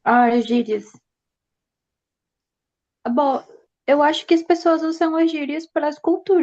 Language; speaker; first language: Portuguese; non-native, fluent; Spanish